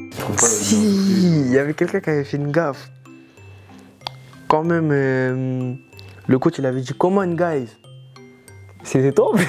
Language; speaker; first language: French; native; French